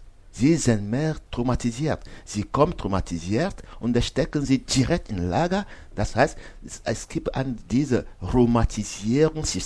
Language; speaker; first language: German; non-native, learner; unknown